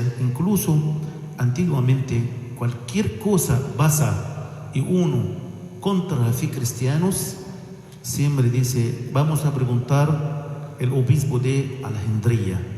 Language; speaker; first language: Spanish; non-native, fluent; Arabic